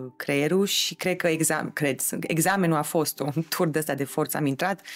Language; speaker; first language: Romanian; native; Romanian